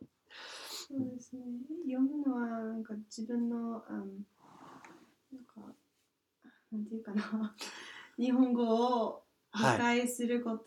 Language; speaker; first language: Japanese; non-native, fluent; English